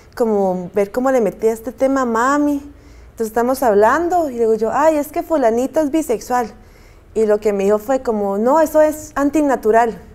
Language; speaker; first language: Spanish; native; Spanish